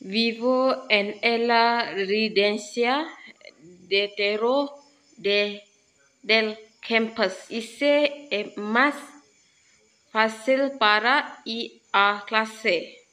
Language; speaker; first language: Spanish; non-native, learner; Malay